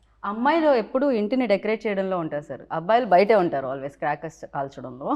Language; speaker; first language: Telugu; native; Telugu